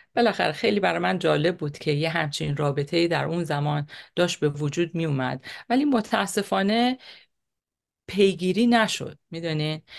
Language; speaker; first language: Persian; native; Persian